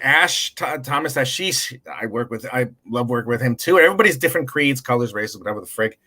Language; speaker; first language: English; native; English